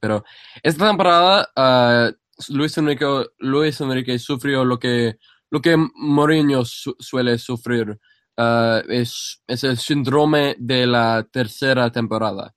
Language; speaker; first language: Spanish; non-native, fluent; English